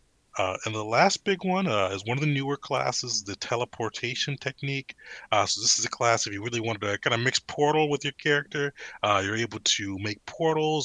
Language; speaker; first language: English; native; English